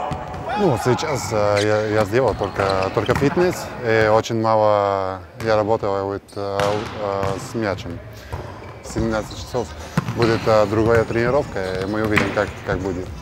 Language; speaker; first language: Russian; non-native, learner; Bulgarian